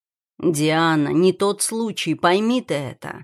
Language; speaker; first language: Russian; native; Russian